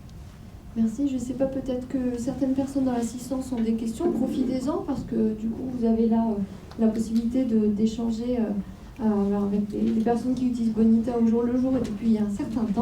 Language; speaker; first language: French; native; French